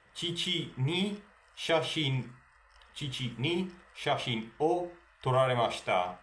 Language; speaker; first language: Japanese; non-native, learner; Spanish